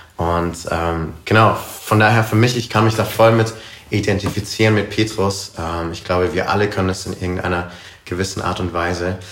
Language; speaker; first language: German; native; German